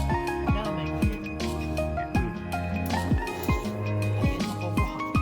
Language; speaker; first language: Japanese; native; Japanese